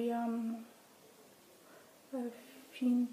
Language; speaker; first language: Italian; non-native, learner; Russian